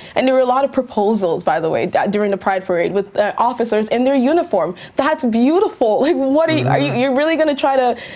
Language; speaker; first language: English; native; English